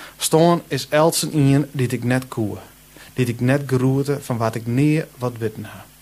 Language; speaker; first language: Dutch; non-native, local second language; Western Frisian